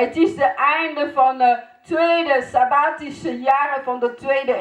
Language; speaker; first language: Dutch; non-native, fluent; Lingala